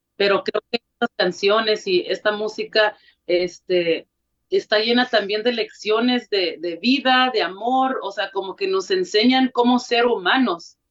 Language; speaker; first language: Spanish; early bilingual, heritage; Spanish